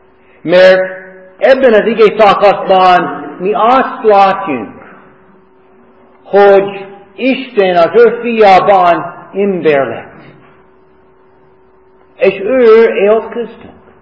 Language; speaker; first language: Hungarian; non-native, fluent; English